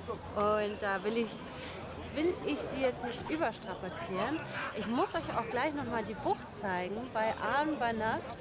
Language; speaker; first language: German; native; German